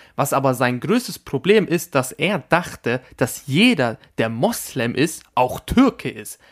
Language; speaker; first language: German; early bilingual, other home language; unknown